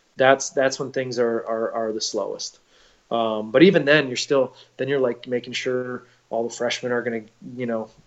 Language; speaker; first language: English; native; English